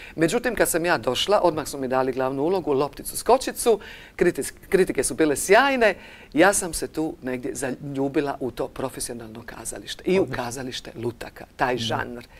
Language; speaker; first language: Croatian; native; Croatian